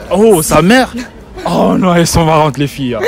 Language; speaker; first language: French; native; French